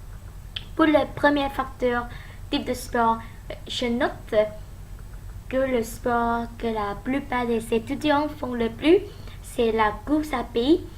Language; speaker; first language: French; non-native, learner; Thai